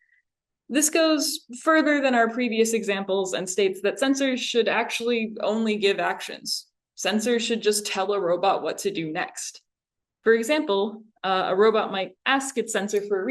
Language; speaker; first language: English; native; English